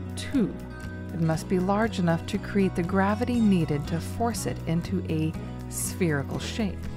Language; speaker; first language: English; native; English